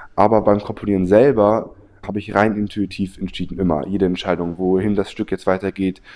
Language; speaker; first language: German; native; German